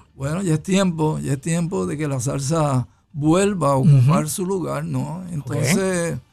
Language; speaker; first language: Spanish; native; Spanish